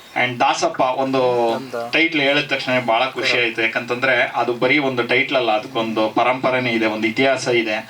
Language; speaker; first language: Kannada; native; Kannada